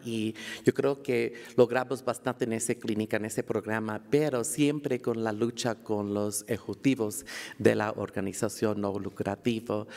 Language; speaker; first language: Spanish; early bilingual, heritage; Spanish